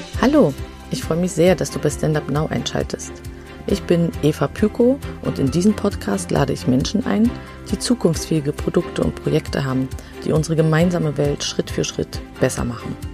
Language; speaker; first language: German; native; German